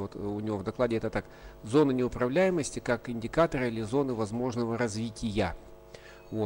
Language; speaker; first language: Russian; native; Russian